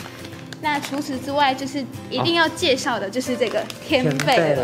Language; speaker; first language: Chinese; non-native, fluent; Indonesian